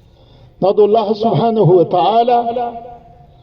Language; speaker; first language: Arabic; non-native, fluent; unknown